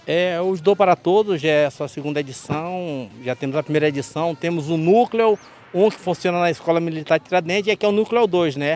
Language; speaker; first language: Portuguese; native; Portuguese